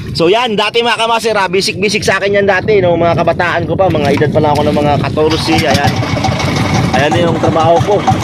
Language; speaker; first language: Filipino; non-native, local second language; Masbatenyo